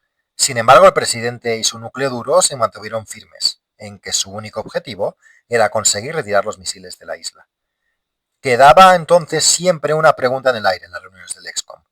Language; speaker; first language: Spanish; native; Spanish